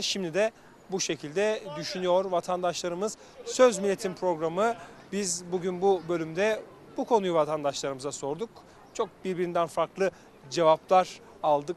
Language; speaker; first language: Turkish; native; Turkish